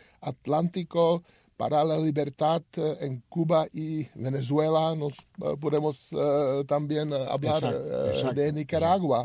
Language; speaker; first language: Spanish; non-native, learner; Czech